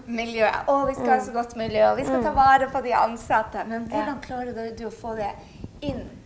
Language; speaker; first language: Norwegian; native; Norwegian